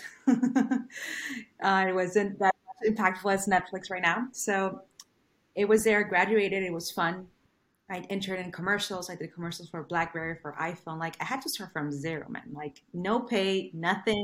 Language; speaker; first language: English; non-native, fluent; Spanish